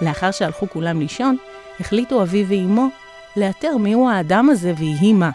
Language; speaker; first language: Hebrew; native; Hebrew